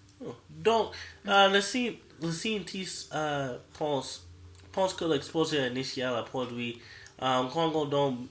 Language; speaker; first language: French; non-native, learner; English